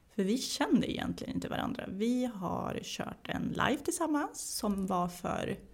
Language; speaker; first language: Swedish; early bilingual, other home language; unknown